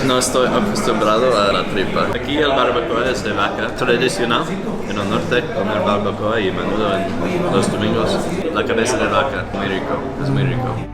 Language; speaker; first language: Spanish; non-native, learner; English